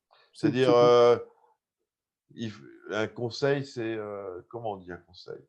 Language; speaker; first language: French; native; French